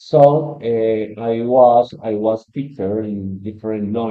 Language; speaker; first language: English; non-native, learner; Spanish